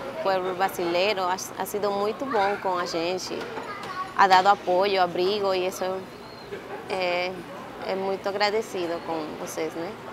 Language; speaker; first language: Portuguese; non-native, learner; Spanish